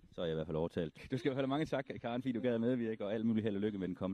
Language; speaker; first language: Danish; native; Danish